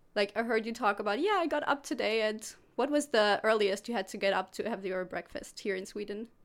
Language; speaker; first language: English; non-native, fluent; German